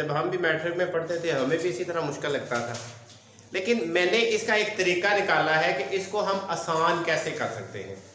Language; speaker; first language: Urdu; non-native, local second language; Punjabi